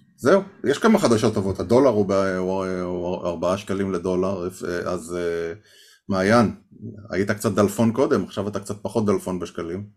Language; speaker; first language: Hebrew; native; Hebrew